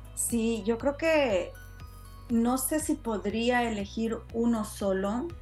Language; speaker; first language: Spanish; native; Spanish